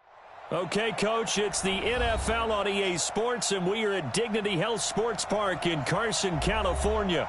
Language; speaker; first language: English; native; English